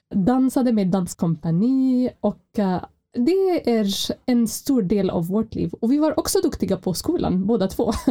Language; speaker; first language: Swedish; non-native, fluent; Arabic